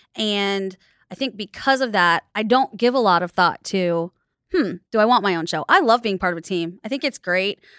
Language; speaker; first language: English; native; English